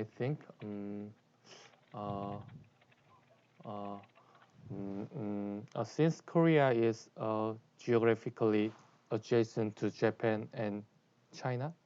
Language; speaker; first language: English; non-native, learner; Korean